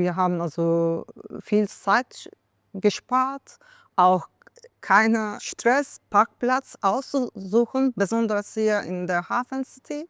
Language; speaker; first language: German; non-native, learner; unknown